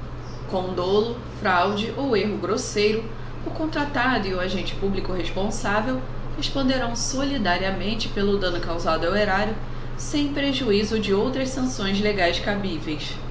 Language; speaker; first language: Portuguese; native; Portuguese